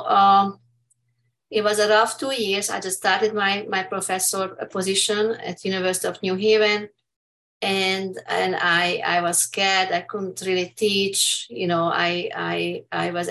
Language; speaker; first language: English; non-native, fluent; Hungarian